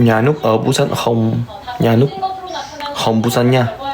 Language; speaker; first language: Vietnamese; non-native, learner; Korean